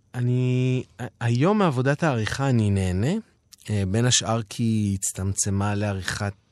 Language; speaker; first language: Hebrew; native; Hebrew